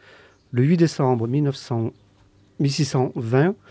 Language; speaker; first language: French; native; French